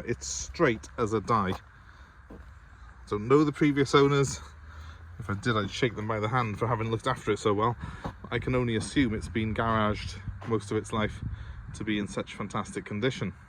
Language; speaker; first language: English; native; English